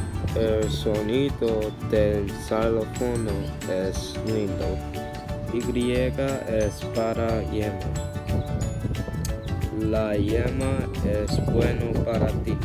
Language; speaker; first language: Spanish; non-native, learner; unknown